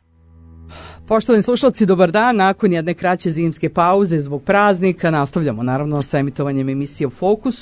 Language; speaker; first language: Croatian; native; Croatian